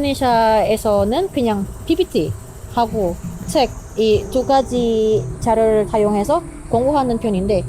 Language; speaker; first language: Korean; non-native, learner; Indonesian